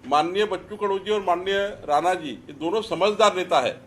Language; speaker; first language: Hindi; non-native, local second language; Marathi